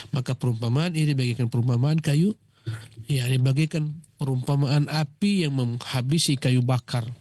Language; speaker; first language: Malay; native; Malay